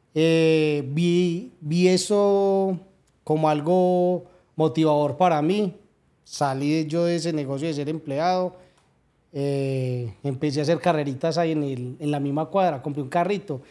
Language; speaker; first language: Spanish; native; Spanish